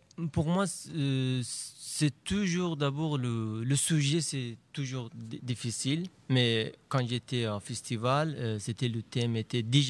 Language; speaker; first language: French; non-native, learner; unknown